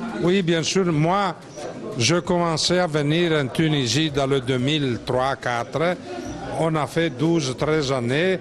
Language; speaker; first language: French; non-native, learner; Italian